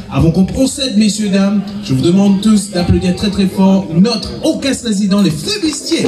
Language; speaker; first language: French; non-native, local second language; Morisyen